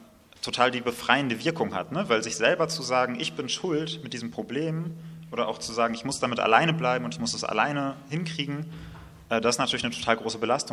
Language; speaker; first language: German; native; German